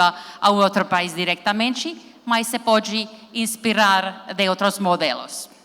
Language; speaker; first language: Portuguese; non-native, learner; Finnish